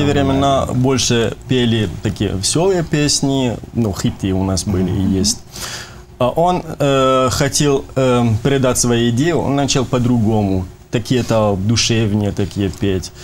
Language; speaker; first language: Russian; non-native, fluent; Persian